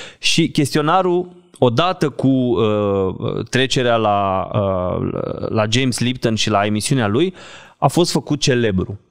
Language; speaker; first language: Romanian; native; Romanian